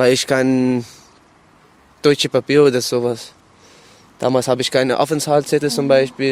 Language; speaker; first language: German; non-native, learner; Arabic